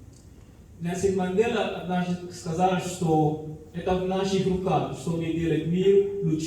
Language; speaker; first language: Russian; non-native, fluent; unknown